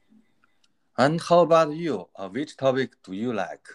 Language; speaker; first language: English; non-native, learner; Chinese